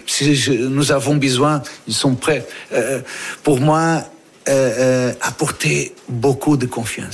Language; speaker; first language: French; non-native, learner; Portuguese